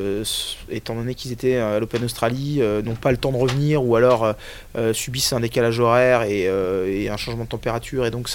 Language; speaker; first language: French; native; French